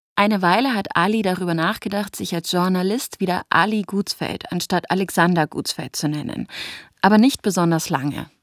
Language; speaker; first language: German; native; German